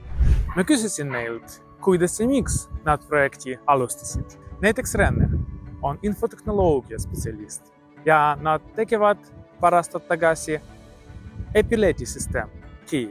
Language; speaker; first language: Estonian; non-native, learner; Ukrainian